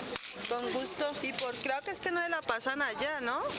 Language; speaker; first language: Spanish; native; Spanish